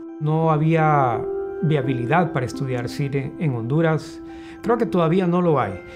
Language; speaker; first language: Spanish; native; Spanish